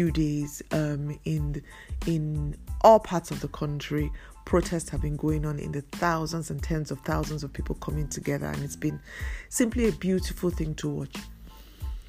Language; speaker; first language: English; non-native, local second language; Yoruba